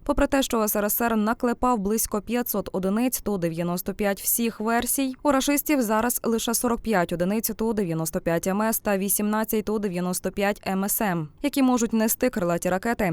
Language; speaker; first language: Ukrainian; native; Ukrainian